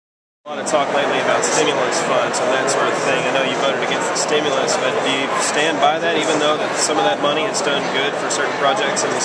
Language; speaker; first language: English; native; English